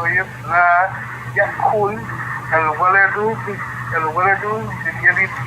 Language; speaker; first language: Arabic; non-native, learner; English